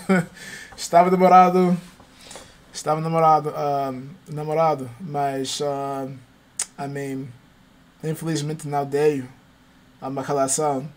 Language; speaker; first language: Portuguese; non-native, learner; English